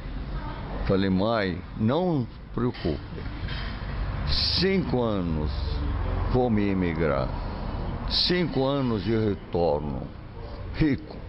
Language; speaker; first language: Portuguese; non-native, fluent; Arabic